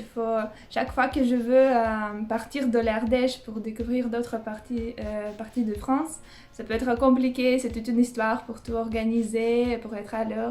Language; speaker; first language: French; non-native, fluent; Russian